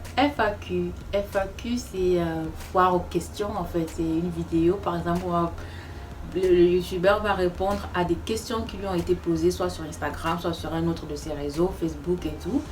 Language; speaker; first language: French; non-native, local second language; Fula